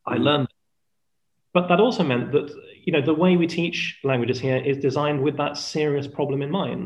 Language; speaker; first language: English; non-native, fluent; Spanish